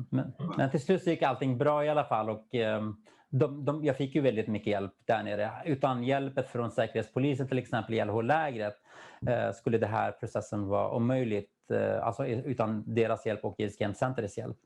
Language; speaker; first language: Swedish; non-native, fluent; Kurdish